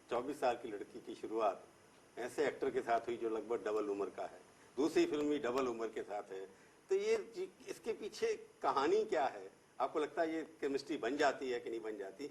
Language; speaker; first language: Hindi; native; Hindi